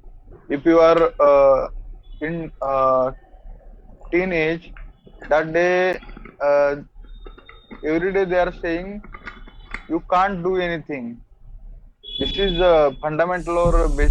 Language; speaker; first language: English; non-native, learner; Hindi